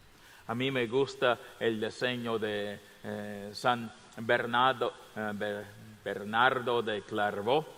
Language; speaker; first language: Spanish; non-native, fluent; English